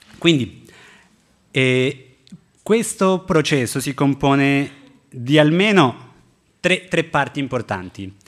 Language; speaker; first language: Italian; non-native, fluent; Spanish